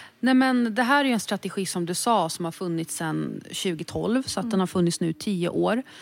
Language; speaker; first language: Swedish; native; Swedish